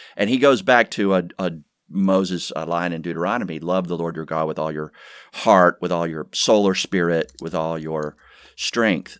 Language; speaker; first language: English; native; English